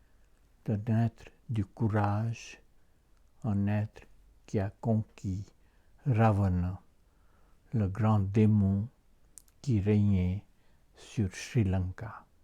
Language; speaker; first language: French; non-native, fluent; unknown